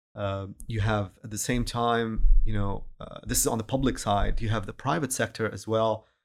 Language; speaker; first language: English; non-native, fluent; Arabic